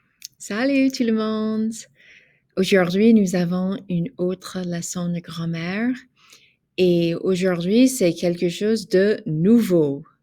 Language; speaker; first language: French; non-native, fluent; English